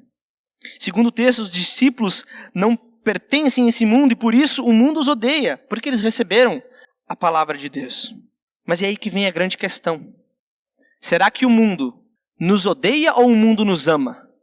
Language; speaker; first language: Portuguese; native; Portuguese